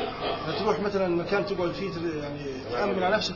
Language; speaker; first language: Arabic; native; Arabic